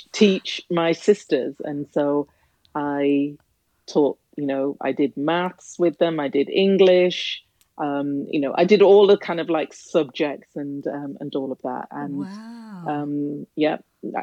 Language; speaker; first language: English; native; English